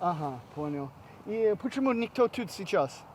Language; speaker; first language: Russian; non-native, learner; English